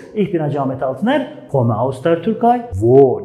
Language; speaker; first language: German; non-native, fluent; Turkish